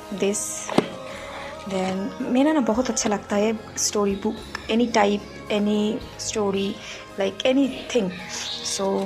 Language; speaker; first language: Hindi; non-native, local second language; Bangla